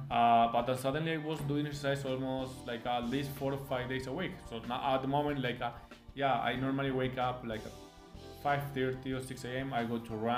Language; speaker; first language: English; non-native, fluent; Spanish